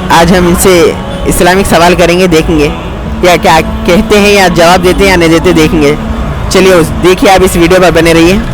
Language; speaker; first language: Urdu; native; Urdu